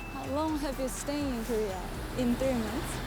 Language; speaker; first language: English; non-native, learner; Korean